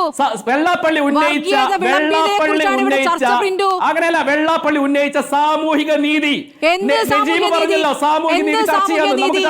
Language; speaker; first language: Malayalam; native; Malayalam